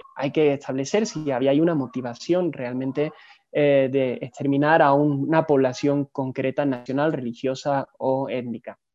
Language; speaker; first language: Spanish; native; Spanish